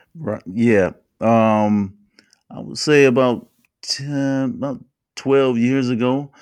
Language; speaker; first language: English; native; English